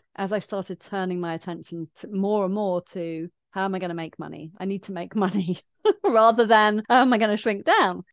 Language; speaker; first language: English; native; English